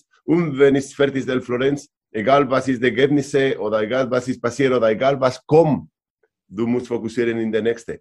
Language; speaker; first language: German; non-native, learner; Spanish